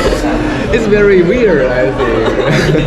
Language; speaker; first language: English; non-native, learner; Korean